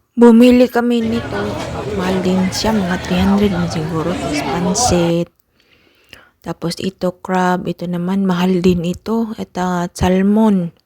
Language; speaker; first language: Filipino; non-native, local second language; Hiligaynon